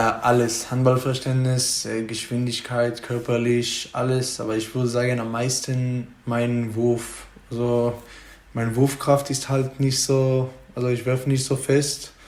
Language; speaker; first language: German; non-native, fluent; Hebrew